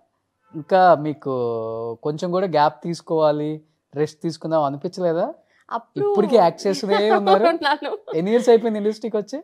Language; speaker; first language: Telugu; native; Telugu